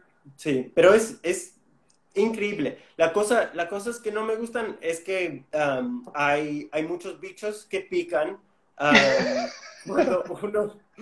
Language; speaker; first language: Spanish; non-native, fluent; English